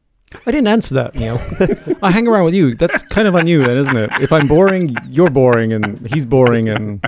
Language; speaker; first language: English; native; English